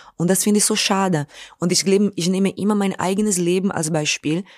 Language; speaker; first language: German; non-native, fluent; Portuguese